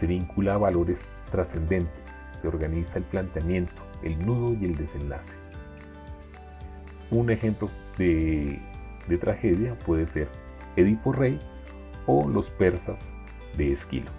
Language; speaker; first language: Spanish; native; Spanish